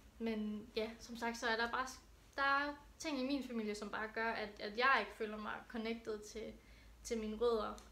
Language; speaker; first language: Danish; early bilingual, other home language; Thai